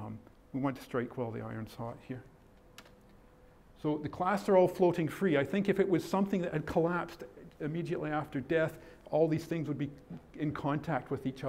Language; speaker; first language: English; native; English